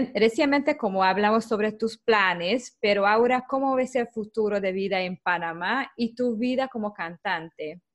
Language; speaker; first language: Spanish; non-native, learner; Hungarian